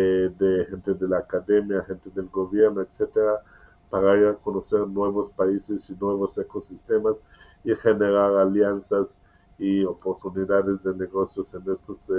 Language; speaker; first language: Spanish; non-native, learner; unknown